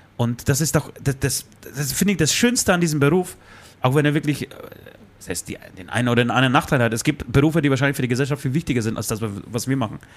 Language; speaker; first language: German; early bilingual, other home language; Polish